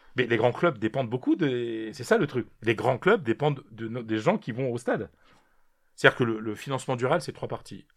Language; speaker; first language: French; native; French